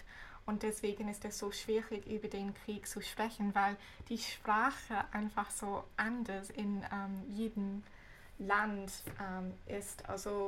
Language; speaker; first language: German; non-native, fluent; English